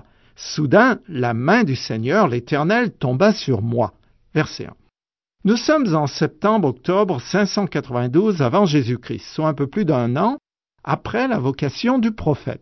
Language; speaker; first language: French; native; French